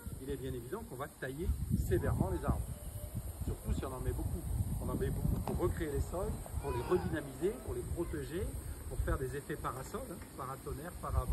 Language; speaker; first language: French; native; French